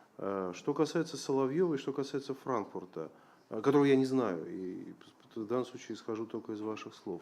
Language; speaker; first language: Russian; native; Russian